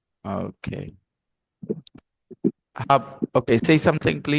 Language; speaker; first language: English; non-native, local second language; Hindi